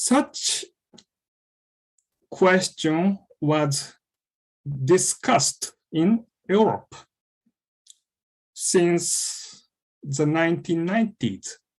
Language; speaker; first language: English; non-native, fluent; Japanese